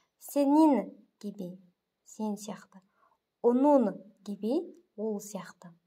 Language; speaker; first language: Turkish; non-native, fluent; Kazakh